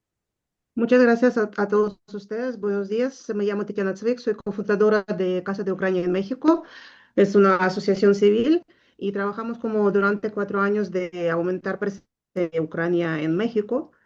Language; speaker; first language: Spanish; non-native, learner; Ukrainian